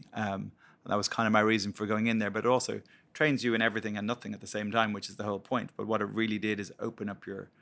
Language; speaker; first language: English; native; English